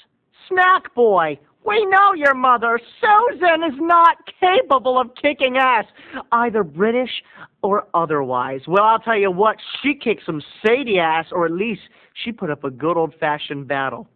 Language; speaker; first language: English; native; English